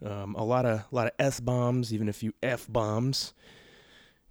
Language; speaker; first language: English; native; English